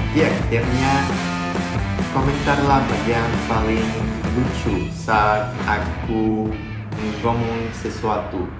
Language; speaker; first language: Indonesian; non-native, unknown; Russian